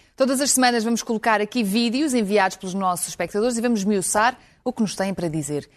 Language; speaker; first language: Portuguese; non-native, fluent; Ukrainian